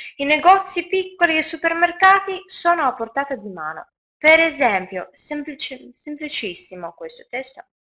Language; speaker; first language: Italian; non-native, fluent; Russian